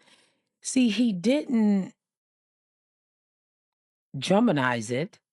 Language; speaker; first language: English; native; English